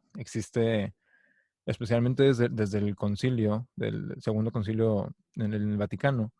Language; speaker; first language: Spanish; native; Spanish